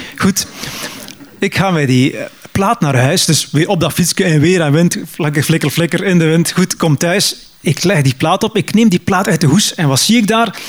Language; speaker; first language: Dutch; native; Dutch